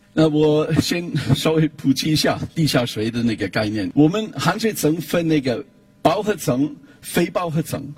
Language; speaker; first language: Chinese; non-native, fluent; German